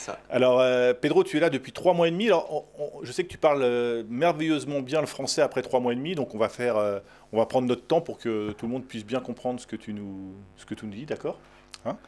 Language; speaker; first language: French; native; French